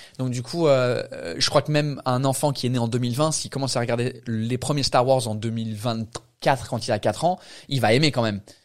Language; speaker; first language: French; non-native, fluent; English